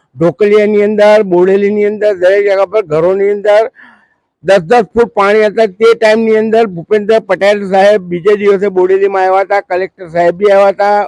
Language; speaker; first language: Gujarati; native; Gujarati